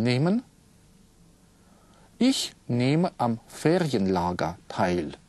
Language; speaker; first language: German; non-native, fluent; Russian